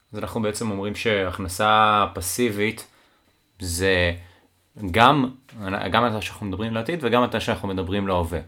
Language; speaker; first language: Hebrew; native; Hebrew